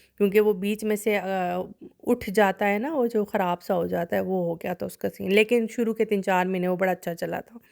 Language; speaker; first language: Urdu; non-native, local second language; Punjabi